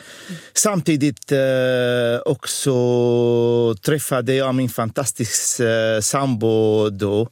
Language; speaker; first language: Swedish; non-native, learner; Arabic